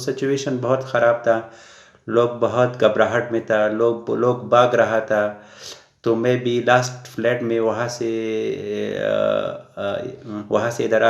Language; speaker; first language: Hindi; non-native, learner; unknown